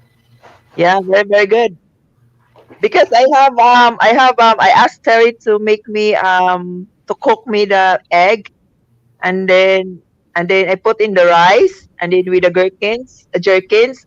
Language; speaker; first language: English; non-native, local second language; Filipino